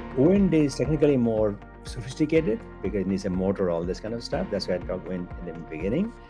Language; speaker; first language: English; non-native, local second language; Bangla